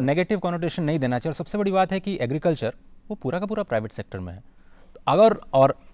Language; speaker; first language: Hindi; native; Hindi